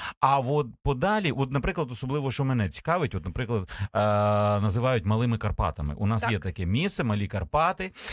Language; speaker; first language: Ukrainian; native; Ukrainian